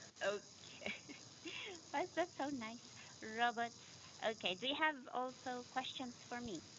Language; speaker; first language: English; non-native, fluent; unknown